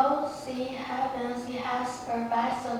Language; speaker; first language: English; non-native, learner; Vietnamese